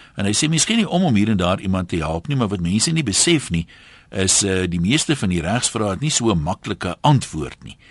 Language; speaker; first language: Afrikaans; native; Afrikaans